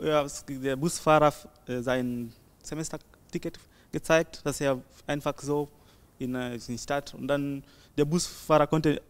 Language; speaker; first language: German; non-native, learner; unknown